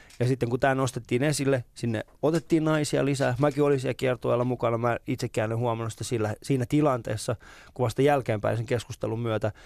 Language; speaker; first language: Finnish; early bilingual, other home language; Persian